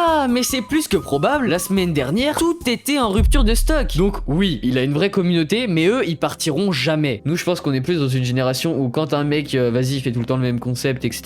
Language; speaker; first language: French; native; French